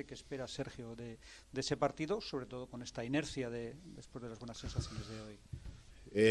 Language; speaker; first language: Spanish; native; Spanish